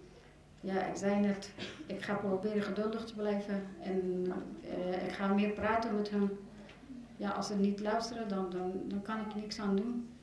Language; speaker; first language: Dutch; non-native, learner; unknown